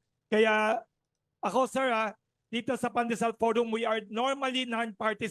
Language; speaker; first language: Filipino; native; Filipino